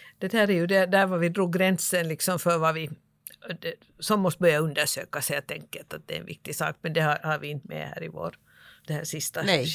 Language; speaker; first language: Swedish; native; Swedish